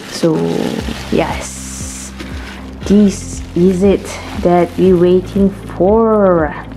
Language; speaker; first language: English; non-native, local second language; Malay